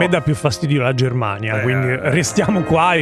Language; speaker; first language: Italian; native; Italian